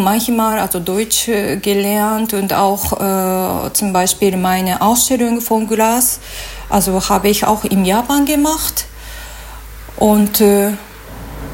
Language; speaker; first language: German; non-native, learner; Japanese